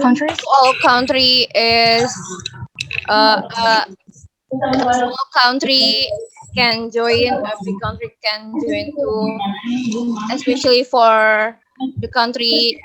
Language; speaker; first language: English; non-native, learner; Indonesian